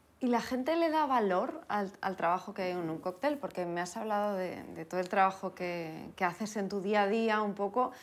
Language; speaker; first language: Spanish; native; Spanish